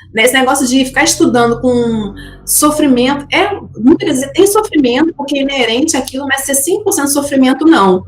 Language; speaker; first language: Portuguese; native; Portuguese